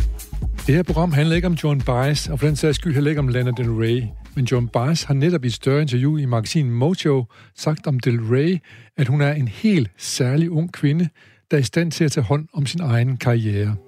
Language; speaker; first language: Danish; native; Danish